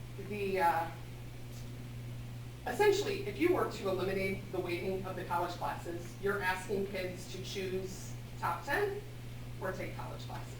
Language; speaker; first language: English; native; English